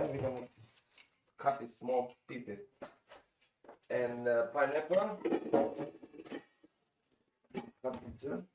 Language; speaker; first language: English; non-native, learner; Thai